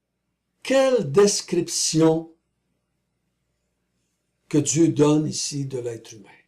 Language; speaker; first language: French; native; French